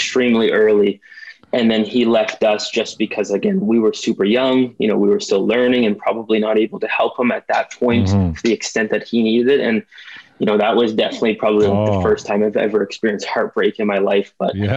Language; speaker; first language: English; native; English